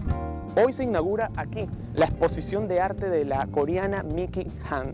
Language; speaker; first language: Spanish; native; Spanish